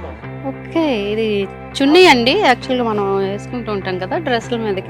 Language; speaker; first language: Telugu; native; Telugu